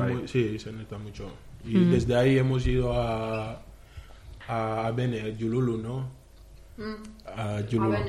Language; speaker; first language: Spanish; non-native, fluent; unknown